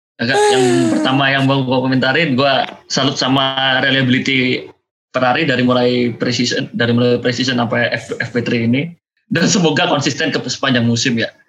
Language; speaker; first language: Indonesian; native; Indonesian